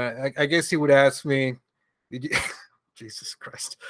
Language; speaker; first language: English; early bilingual, other home language; Spanish